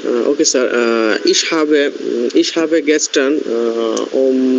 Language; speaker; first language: German; non-native, learner; Bangla